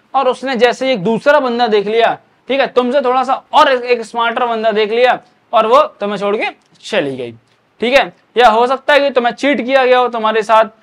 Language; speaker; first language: Hindi; native; Hindi